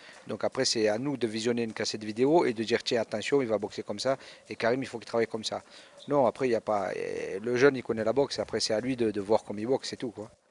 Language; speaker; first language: French; native; French